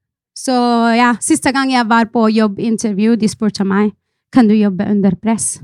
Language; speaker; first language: Norwegian; non-native, fluent; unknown